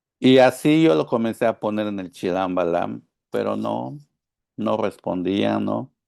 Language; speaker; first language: Spanish; non-native, local second language; Yucateco